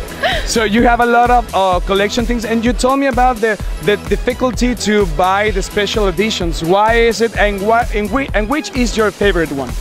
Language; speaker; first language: English; non-native, fluent; Spanish